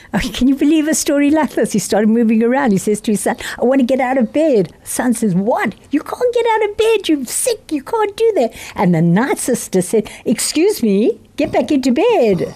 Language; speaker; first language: English; native; English